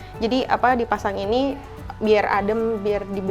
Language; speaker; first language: Indonesian; native; Indonesian